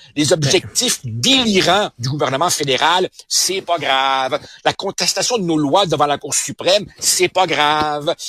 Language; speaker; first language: French; early bilingual, other home language; Spanish